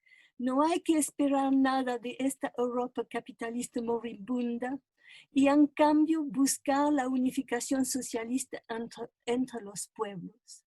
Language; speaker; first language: Spanish; non-native, fluent; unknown